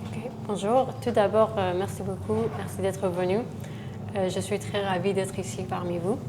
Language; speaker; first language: French; non-native, fluent; Persian